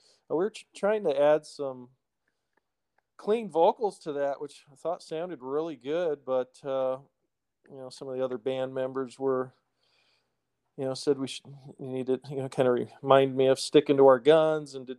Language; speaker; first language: English; native; English